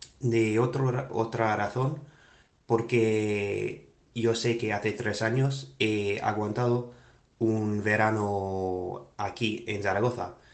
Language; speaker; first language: Spanish; non-native, fluent; English